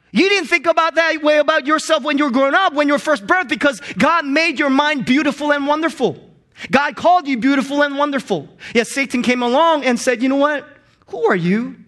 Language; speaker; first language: English; non-native, local second language; Korean